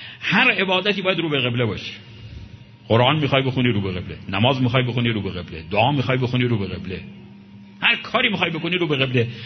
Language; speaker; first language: Persian; native; Persian